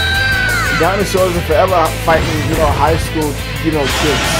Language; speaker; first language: English; native; English